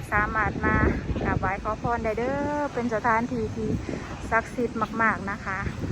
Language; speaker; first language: Thai; native; Thai